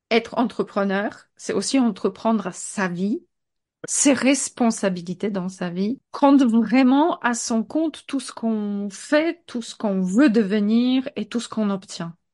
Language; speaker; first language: French; non-native, fluent; Polish